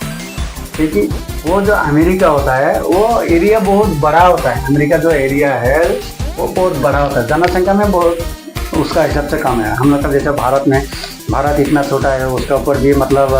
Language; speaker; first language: Hindi; non-native, local second language; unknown